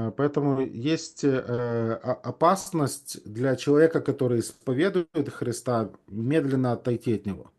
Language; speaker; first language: Russian; native; Russian